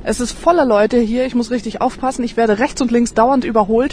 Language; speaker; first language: German; native; German